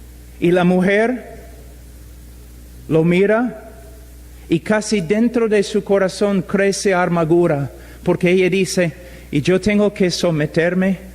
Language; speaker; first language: Spanish; non-native, fluent; English